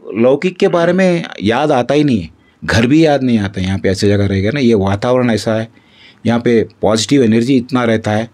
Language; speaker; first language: Hindi; non-native, local second language; Kannada